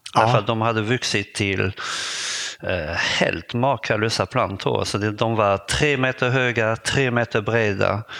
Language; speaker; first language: Swedish; non-native, fluent; French